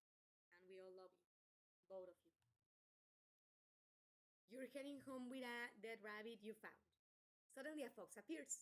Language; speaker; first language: English; non-native, fluent; Spanish